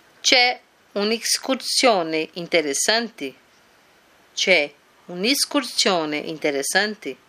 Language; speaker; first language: Italian; non-native, fluent; Portuguese